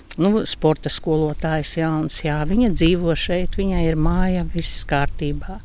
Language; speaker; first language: Latvian; native; Latvian